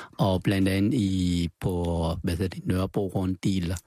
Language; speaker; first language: Danish; non-native, learner; Chinese